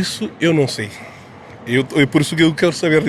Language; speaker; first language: Portuguese; non-native, local second language; Kabuverdianu